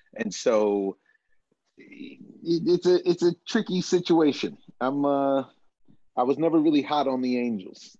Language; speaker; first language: English; native; English